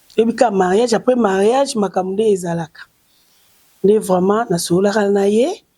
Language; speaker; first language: Lingala; native; Lingala